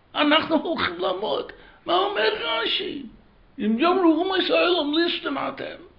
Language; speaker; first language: Hebrew; non-native, fluent; English